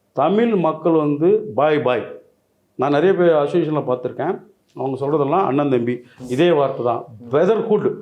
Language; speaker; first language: Tamil; non-native, local second language; Telugu